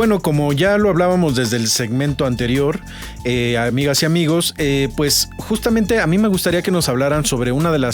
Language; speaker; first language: Spanish; native; Spanish